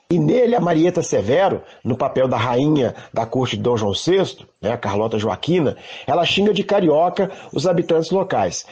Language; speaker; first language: Portuguese; native; Portuguese